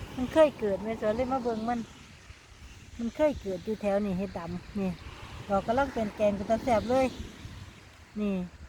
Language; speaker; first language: Thai; native; Thai